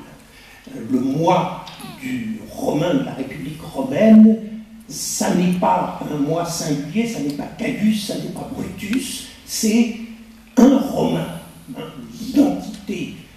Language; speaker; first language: French; native; French